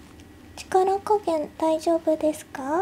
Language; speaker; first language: Japanese; native; Japanese